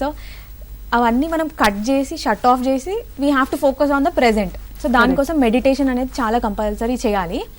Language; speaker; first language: Telugu; native; Telugu